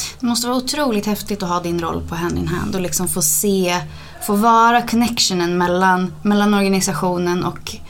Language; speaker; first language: Swedish; native; Swedish